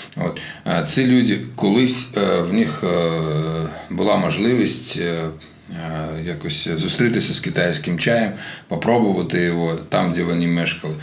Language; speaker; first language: Ukrainian; non-native, local second language; Russian